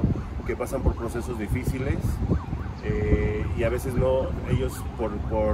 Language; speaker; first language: Spanish; native; Spanish